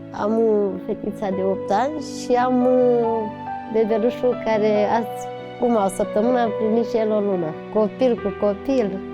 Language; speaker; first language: Romanian; non-native, local second language; Romany